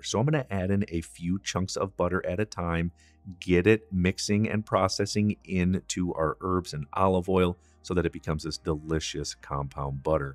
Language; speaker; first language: English; native; English